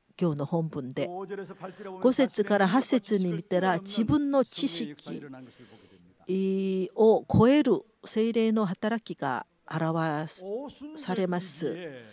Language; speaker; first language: Japanese; non-native, fluent; Korean